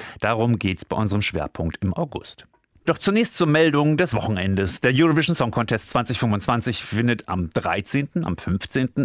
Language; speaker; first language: German; native; German